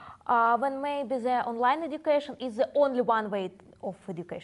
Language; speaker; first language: English; non-native, fluent; Russian